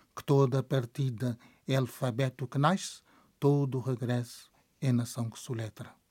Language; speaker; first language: Portuguese; non-native, local second language; Kabuverdianu